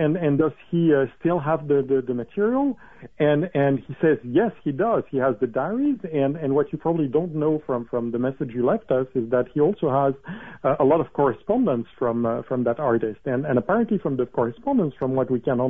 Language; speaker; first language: English; non-native, fluent; French